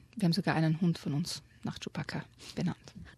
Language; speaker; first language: German; native; German